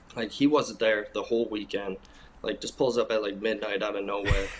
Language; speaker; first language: English; native; English